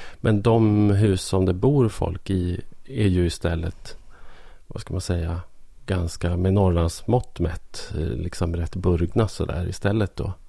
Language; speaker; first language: Swedish; native; Swedish